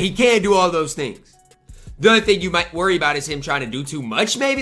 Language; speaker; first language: English; native; English